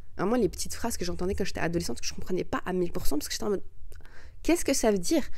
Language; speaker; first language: French; early bilingual, other home language; Arabic